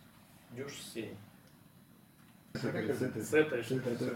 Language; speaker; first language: Russian; native; Russian